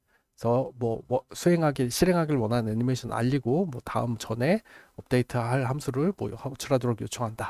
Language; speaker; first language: Korean; native; Korean